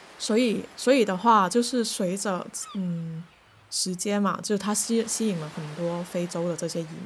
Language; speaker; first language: Chinese; non-native, local second language; Cantonese